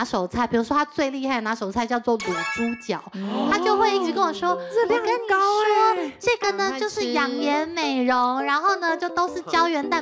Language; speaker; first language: Chinese; native; Chinese